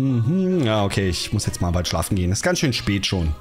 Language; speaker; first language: German; native; German